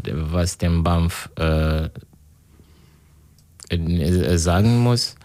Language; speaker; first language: German; non-native, learner; Kinyarwanda